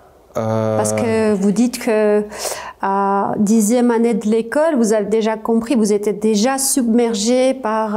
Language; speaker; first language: French; non-native, fluent; Armenian